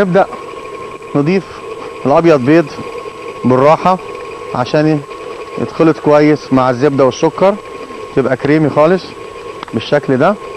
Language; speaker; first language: Arabic; native; Arabic